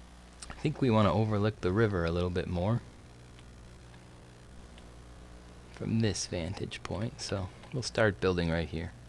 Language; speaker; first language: English; native; English